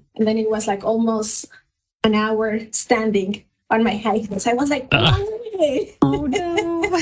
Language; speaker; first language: English; non-native, fluent; Spanish